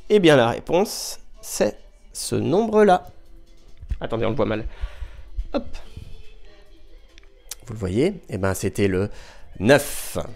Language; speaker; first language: French; native; French